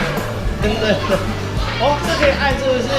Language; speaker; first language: Chinese; native; Chinese